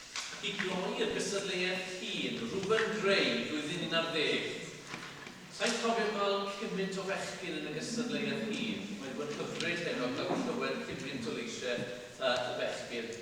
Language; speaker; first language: Welsh; native; Welsh